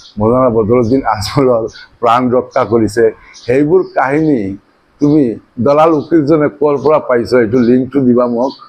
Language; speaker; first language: Assamese; non-native, local second language; Bangla